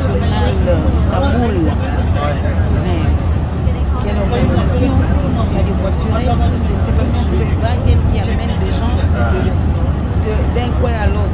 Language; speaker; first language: French; non-native, local second language; Lingala